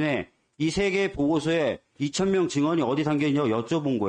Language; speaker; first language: Korean; native; Korean